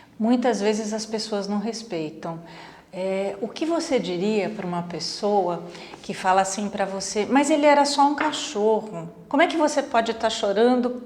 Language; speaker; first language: Portuguese; native; Portuguese